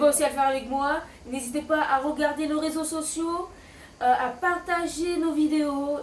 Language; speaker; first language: French; native; French